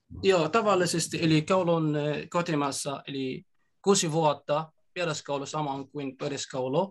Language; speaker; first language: Finnish; non-native, learner; Arabic